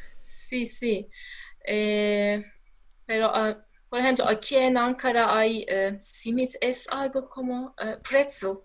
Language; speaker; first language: Spanish; non-native, learner; Turkish